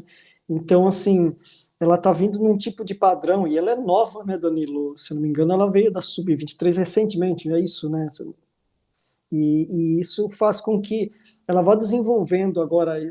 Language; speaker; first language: Portuguese; native; Portuguese